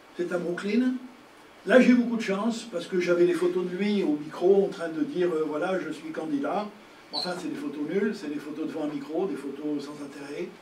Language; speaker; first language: French; native; French